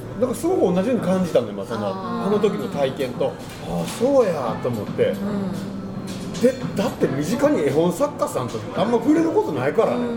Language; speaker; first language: Japanese; native; Japanese